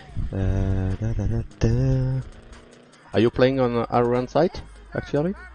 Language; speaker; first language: English; non-native, learner; French